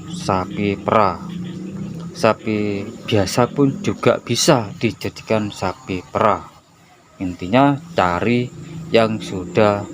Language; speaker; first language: Indonesian; native; Indonesian